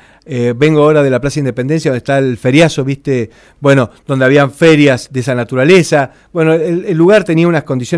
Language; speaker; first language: Spanish; native; Spanish